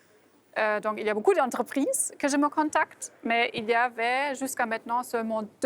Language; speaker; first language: French; non-native, fluent; German